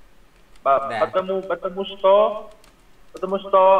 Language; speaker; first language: Russian; non-native, learner; Vietnamese